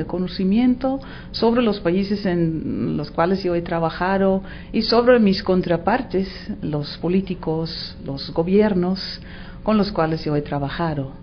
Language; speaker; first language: Spanish; non-native, fluent; Dutch